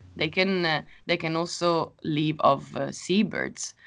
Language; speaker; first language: English; non-native, fluent; Italian